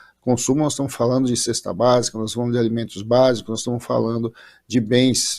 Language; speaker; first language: Portuguese; native; Portuguese